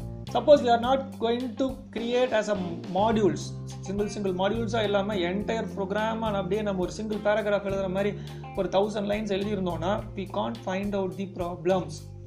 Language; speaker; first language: English; non-native, local second language; Tamil